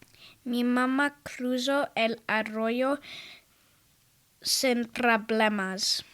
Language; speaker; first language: Spanish; non-native, learner; English